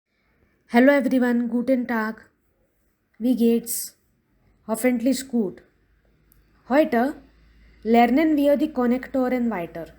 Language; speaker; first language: German; non-native, fluent; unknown